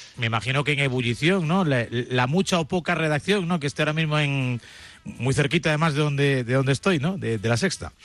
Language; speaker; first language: Spanish; native; Spanish